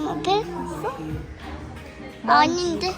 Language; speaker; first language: Korean; early bilingual, other home language; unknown